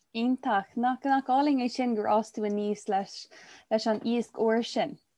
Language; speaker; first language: Irish; non-native, local second language; English